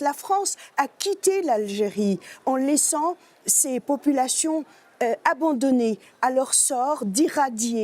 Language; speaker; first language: French; native; French